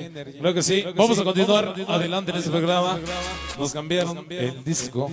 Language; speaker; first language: Spanish; native; Spanish